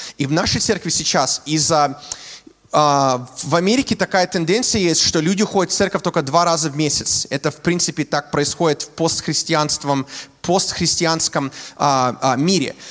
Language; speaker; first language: Russian; early bilingual, heritage; Russian